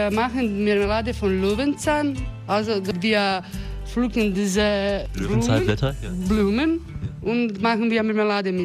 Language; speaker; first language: German; non-native, learner; Croatian